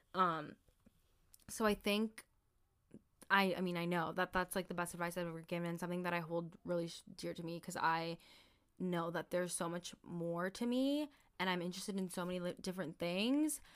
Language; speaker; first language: English; early bilingual, other home language; Somali